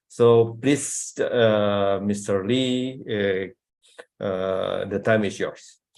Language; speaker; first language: English; non-native, fluent; Indonesian